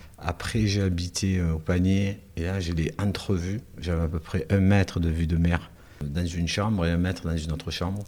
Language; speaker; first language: French; native; French